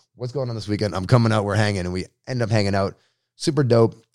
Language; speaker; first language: English; native; English